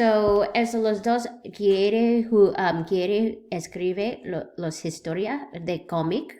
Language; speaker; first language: Spanish; non-native, learner; English